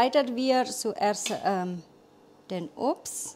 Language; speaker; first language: German; non-native, learner; Indonesian